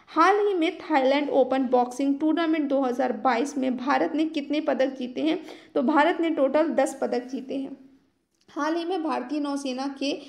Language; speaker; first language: Hindi; native; Hindi